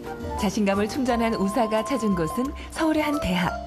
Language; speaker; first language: Korean; native; Korean